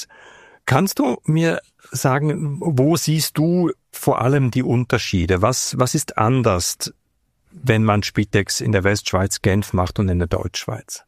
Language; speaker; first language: German; native; German